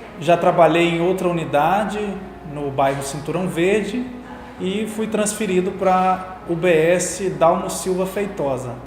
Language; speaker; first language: Portuguese; native; Portuguese